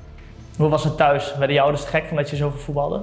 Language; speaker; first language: Dutch; native; Dutch